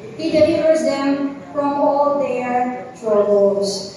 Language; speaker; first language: English; non-native, local second language; Filipino